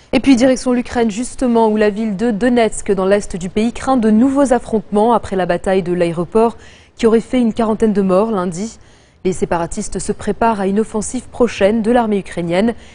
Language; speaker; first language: French; non-native, local second language; Arabic